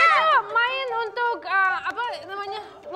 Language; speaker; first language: Indonesian; non-native, learner; Russian